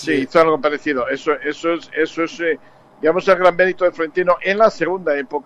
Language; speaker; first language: Spanish; native; Spanish